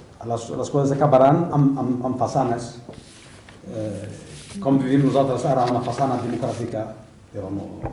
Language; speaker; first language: Catalan; non-native, learner; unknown